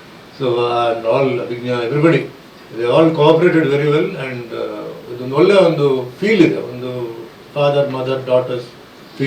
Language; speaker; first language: Kannada; early bilingual, other home language; Tulu